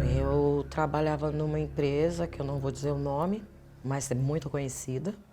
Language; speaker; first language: Portuguese; native; Portuguese